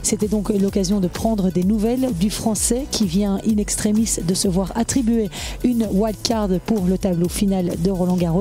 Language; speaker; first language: French; native; French